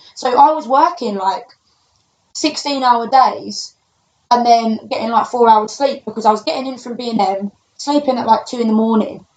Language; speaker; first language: English; native; English